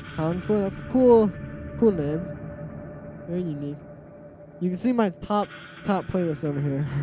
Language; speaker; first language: English; native; English